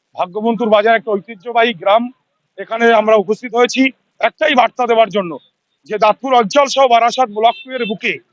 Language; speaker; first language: Bangla; native; Bangla